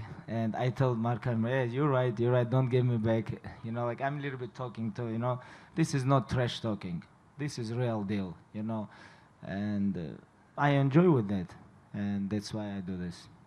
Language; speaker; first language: English; non-native, learner; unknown